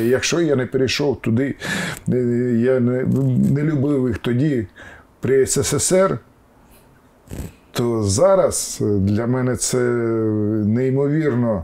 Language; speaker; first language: Ukrainian; non-native, local second language; Russian